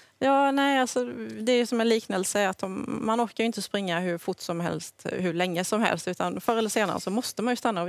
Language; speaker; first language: Swedish; native; Swedish